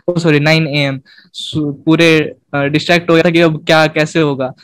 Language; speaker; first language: Hindi; native; Hindi